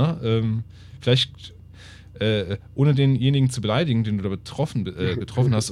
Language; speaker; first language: German; native; German